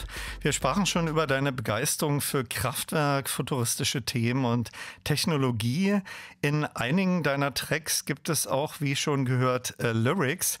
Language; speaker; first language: German; native; German